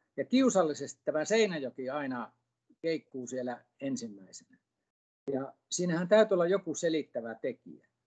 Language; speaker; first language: Finnish; native; Finnish